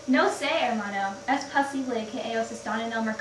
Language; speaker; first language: Spanish; non-native, learner; English